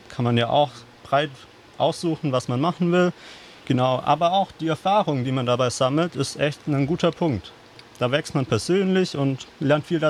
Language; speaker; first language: German; native; German